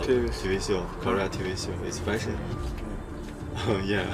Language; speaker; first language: English; non-native, learner; Chinese